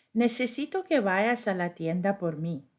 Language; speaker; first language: Spanish; non-native, fluent; English